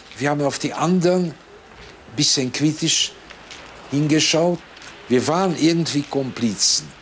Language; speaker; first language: German; non-native, fluent; Hungarian